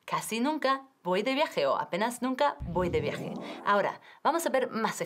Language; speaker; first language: Spanish; non-native, fluent; English